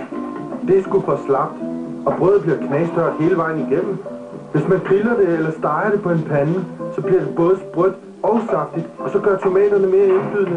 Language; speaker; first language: Danish; native; Danish